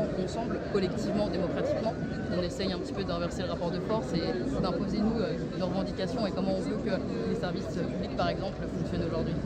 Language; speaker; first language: French; native; French